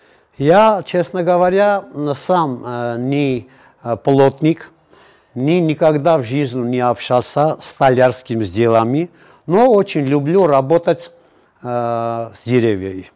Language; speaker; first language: Russian; non-native, fluent; Armenian